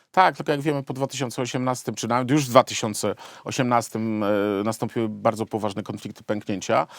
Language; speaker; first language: Polish; native; Polish